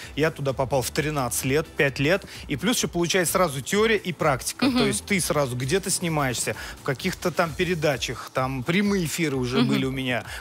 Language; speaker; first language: Russian; native; Russian